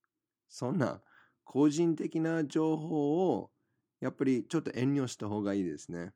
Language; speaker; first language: Japanese; non-native, fluent; English